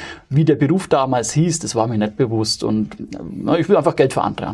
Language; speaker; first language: German; native; German